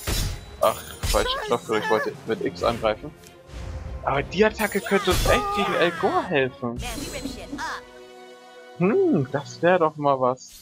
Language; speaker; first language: German; native; German